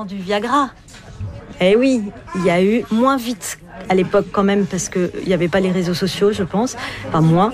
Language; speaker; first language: French; native; French